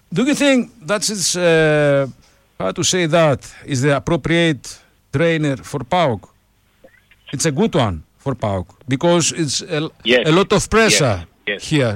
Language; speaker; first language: English; non-native, fluent; Greek